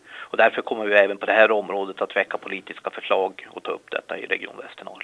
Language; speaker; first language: Swedish; native; Swedish